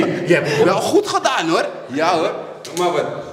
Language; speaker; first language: Dutch; native; Dutch